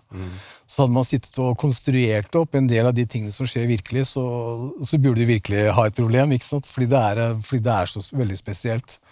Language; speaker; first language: Norwegian; native; Norwegian